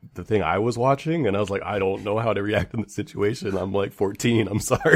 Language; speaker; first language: English; native; English